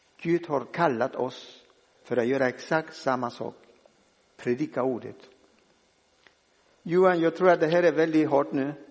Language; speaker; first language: Swedish; non-native, fluent; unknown